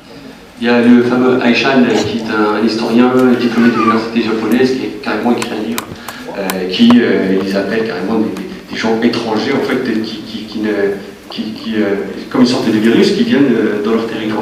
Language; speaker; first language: French; native; French